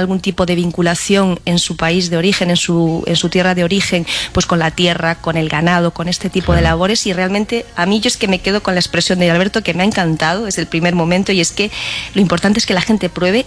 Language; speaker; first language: Spanish; native; Spanish